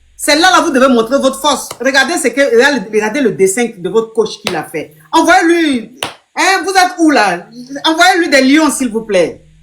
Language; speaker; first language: French; non-native, local second language; Lingala